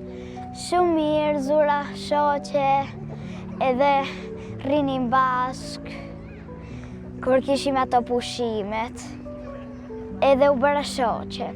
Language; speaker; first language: Albanian; early bilingual, heritage; Albanian